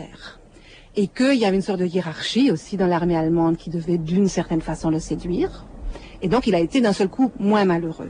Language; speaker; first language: French; native; French